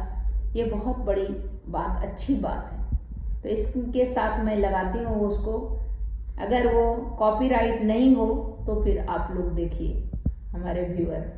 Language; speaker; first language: Hindi; native; Hindi